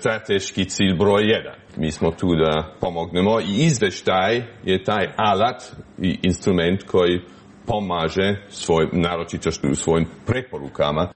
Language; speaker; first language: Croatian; non-native, fluent; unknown